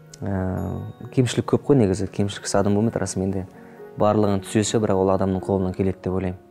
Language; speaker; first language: Kazakh; native; Kazakh